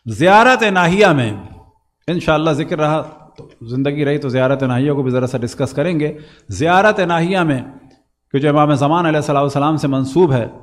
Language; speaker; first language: Urdu; native; Urdu